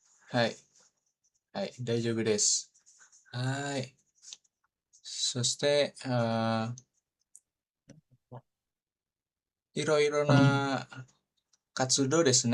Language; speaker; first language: Japanese; non-native, learner; Indonesian